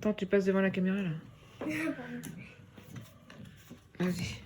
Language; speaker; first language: French; native; French